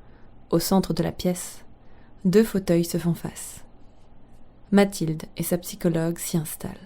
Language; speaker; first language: French; native; French